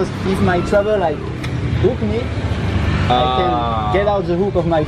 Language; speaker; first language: English; non-native, learner; French